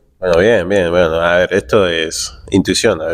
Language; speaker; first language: Spanish; native; Spanish